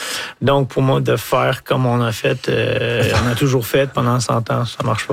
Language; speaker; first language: French; native; French